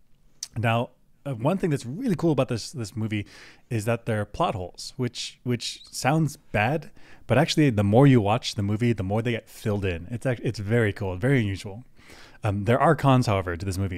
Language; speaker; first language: English; native; English